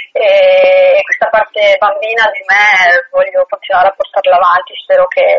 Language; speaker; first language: Italian; native; Italian